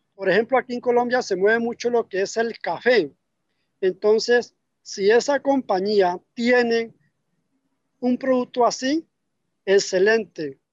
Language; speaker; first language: Spanish; native; Spanish